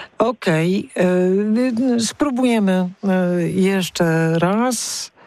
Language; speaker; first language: Polish; native; Polish